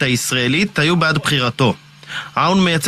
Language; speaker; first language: Hebrew; native; Hebrew